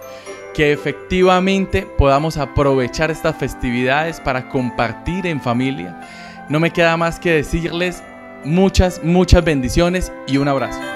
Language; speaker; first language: Spanish; native; Spanish